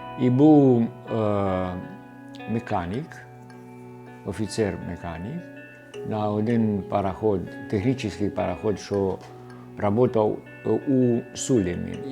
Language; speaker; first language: Ukrainian; early bilingual, heritage; Ukrainian